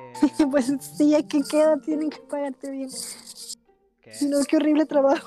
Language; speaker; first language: Spanish; native; Spanish